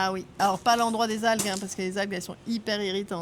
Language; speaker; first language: French; native; French